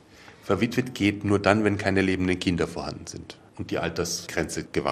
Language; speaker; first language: German; native; German